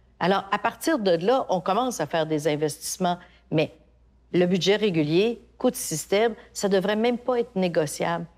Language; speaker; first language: French; native; French